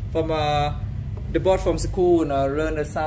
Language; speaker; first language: English; non-native, learner; Thai